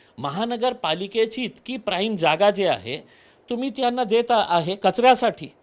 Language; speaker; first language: Marathi; non-native, local second language; Urdu